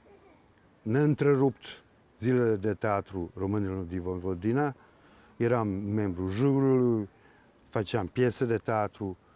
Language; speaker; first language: Romanian; early bilingual, heritage; Serbian